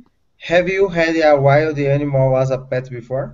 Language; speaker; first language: English; non-native, learner; Spanish